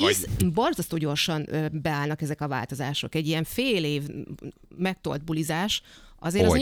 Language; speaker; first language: Hungarian; native; Hungarian